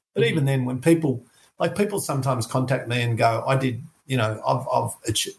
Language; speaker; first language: English; native; English